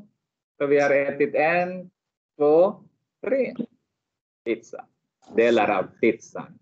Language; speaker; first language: Swedish; non-native, learner; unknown